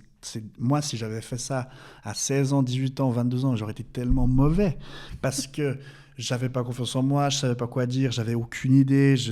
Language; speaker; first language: French; native; French